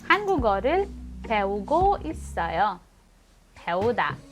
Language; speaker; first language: Korean; non-native, fluent; Filipino